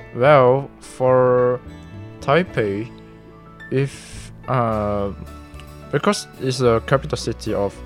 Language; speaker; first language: English; non-native, local second language; Min Nan Chinese